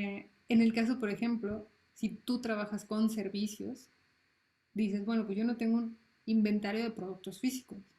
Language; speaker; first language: Spanish; native; Spanish